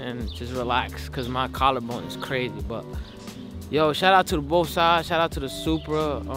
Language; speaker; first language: English; early bilingual, other home language; Spanish